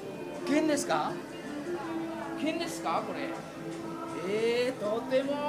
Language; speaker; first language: Japanese; non-native, learner; Indonesian